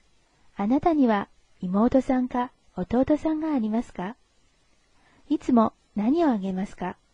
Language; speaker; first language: Japanese; non-native, fluent; Chinese